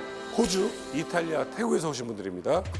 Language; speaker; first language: Korean; native; Korean